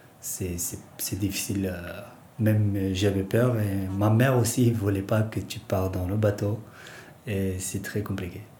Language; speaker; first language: French; non-native, learner; Persian